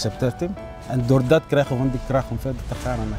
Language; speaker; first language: Dutch; non-native, fluent; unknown